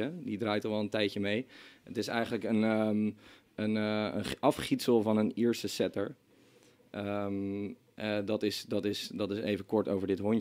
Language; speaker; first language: Dutch; native; Dutch